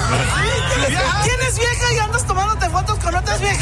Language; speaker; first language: Spanish; early bilingual, heritage; Spanish